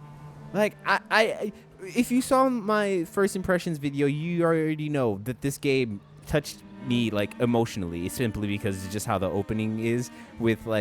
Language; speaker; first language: English; native; English